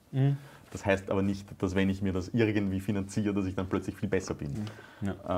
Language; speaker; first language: German; native; German